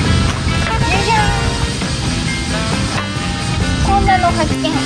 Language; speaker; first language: Japanese; native; Japanese